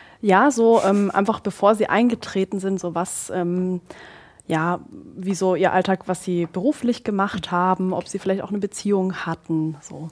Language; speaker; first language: German; native; German